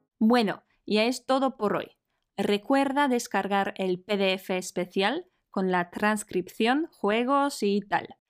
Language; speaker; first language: Spanish; non-native, fluent; Polish